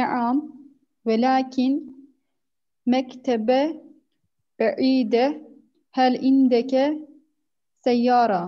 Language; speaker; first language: Arabic; non-native, learner; Turkish